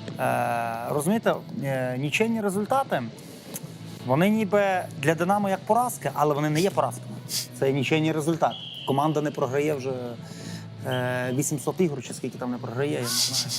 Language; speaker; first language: Ukrainian; native; Ukrainian